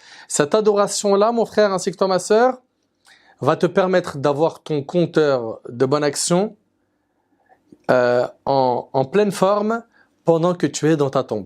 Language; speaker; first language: French; native; French